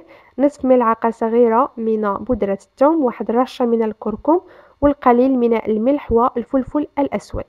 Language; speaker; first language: Arabic; native; Arabic